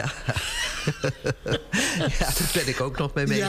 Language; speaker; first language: Dutch; native; Dutch